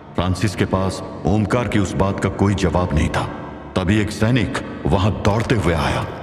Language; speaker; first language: Hindi; native; Hindi